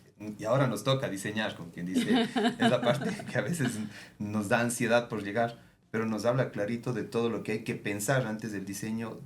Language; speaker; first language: Spanish; native; Spanish